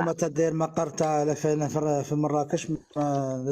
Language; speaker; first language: Arabic; native; Arabic